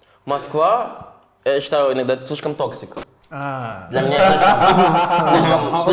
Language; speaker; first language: Russian; non-native, fluent; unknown